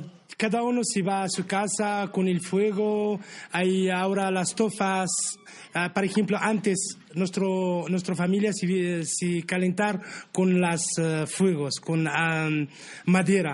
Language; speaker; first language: Spanish; non-native, learner; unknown